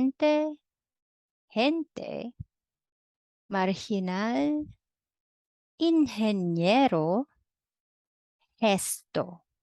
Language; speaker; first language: Spanish; non-native, fluent; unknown